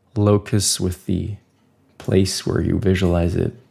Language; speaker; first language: English; non-native, fluent; German